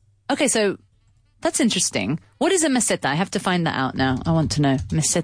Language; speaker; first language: English; native; English